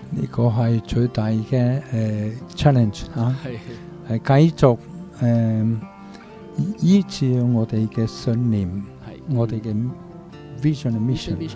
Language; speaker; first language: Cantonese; non-native, fluent; Italian